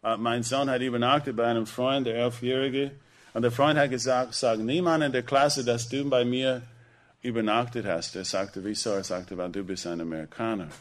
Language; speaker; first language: German; non-native, fluent; English